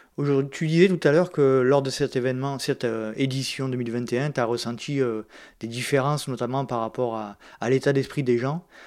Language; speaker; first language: French; native; French